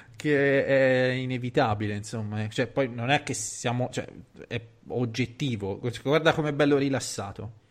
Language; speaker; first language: Italian; native; Italian